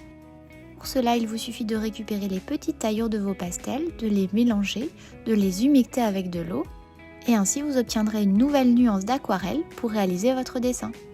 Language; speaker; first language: French; native; French